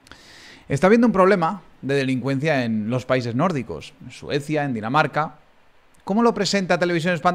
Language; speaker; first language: Spanish; native; Spanish